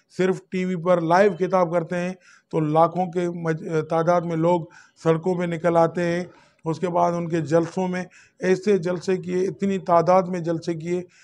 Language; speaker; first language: Urdu; non-native, local second language; Sindhi